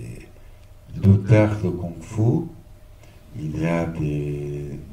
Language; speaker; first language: French; non-native, fluent; Portuguese